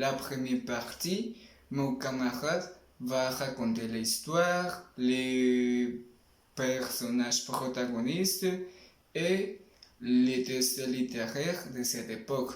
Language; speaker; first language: French; non-native, learner; Spanish